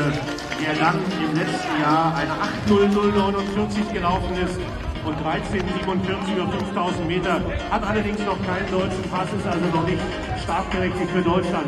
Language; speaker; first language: German; native; German